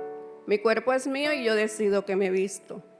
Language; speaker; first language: Spanish; native; Spanish